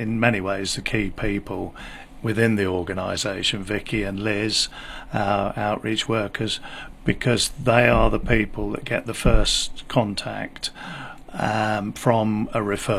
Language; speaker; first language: English; native; English